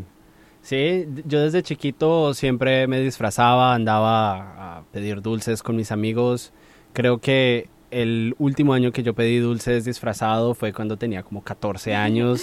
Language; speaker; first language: Spanish; native; Spanish